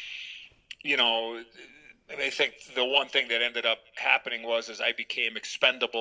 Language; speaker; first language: English; native; English